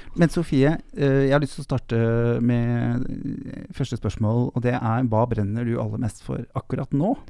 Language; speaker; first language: Norwegian; native; Norwegian